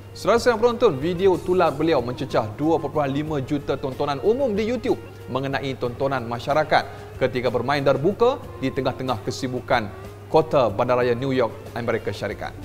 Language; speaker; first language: Malay; native; Malay